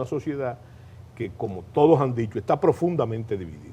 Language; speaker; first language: Spanish; native; Spanish